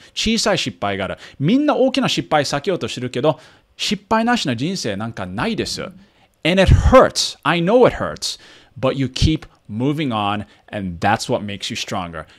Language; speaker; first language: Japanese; early bilingual, heritage; Japanese